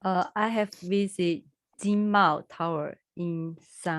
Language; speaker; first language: English; non-native, learner; Chinese